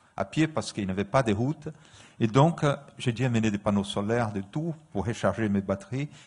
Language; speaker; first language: French; non-native, fluent; Portuguese